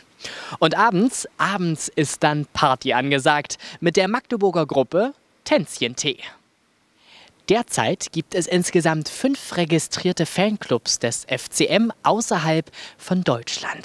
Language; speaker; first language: German; native; German